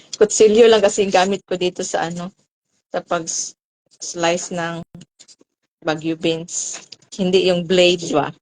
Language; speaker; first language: Filipino; non-native, local second language; Cebuano